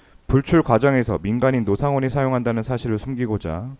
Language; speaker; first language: Korean; native; Korean